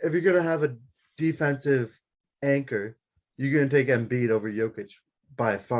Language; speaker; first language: English; native; English